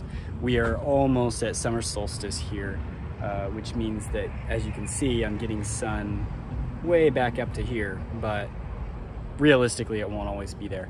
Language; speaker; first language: English; native; English